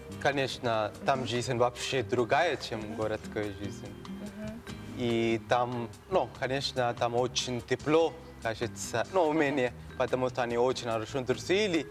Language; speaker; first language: Russian; non-native, learner; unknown